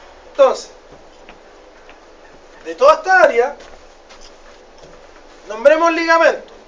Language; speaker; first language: Spanish; native; Spanish